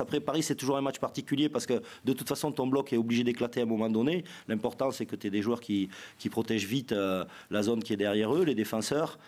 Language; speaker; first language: French; native; French